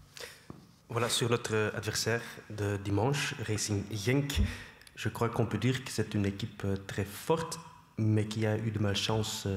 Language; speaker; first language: French; non-native, local second language; Dutch